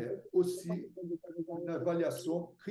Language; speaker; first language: French; non-native, fluent; Portuguese